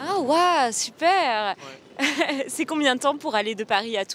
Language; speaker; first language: French; native; French